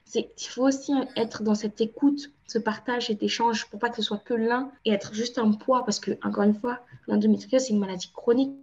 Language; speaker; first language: French; native; French